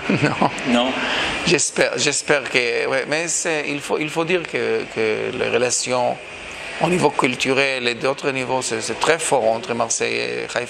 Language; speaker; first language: French; non-native, fluent; Hebrew